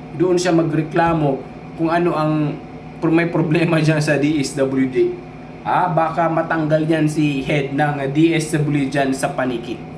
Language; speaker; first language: Filipino; non-native, local second language; Cebuano